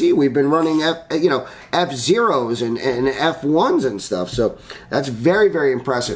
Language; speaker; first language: English; native; English